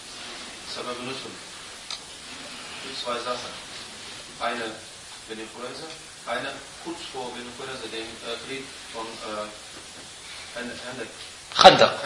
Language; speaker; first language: German; non-native, learner; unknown